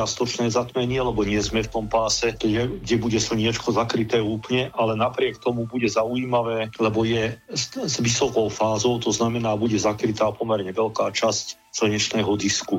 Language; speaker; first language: Slovak; native; Slovak